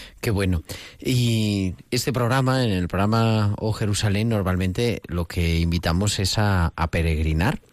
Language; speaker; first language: Spanish; native; Spanish